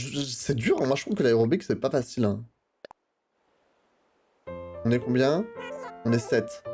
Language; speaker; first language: French; native; French